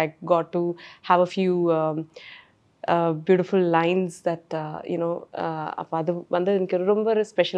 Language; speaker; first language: Tamil; non-native, learner; Malayalam